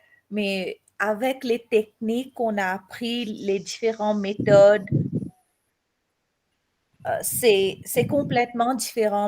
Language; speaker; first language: French; non-native, learner; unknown